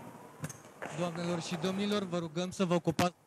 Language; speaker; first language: Romanian; native; Romanian